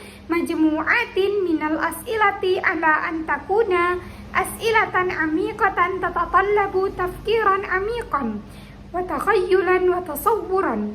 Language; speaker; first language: Arabic; non-native, learner; Indonesian